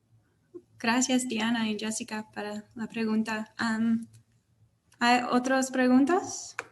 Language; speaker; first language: Spanish; non-native, learner; English